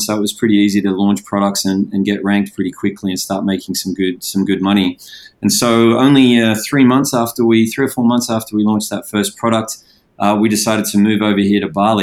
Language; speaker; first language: English; native; English